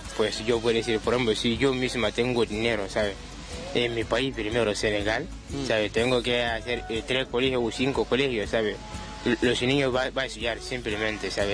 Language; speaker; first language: Spanish; non-native, learner; Wolof